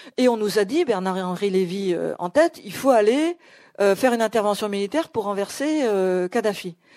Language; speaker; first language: French; native; French